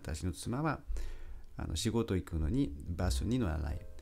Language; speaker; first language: Japanese; non-native, fluent; French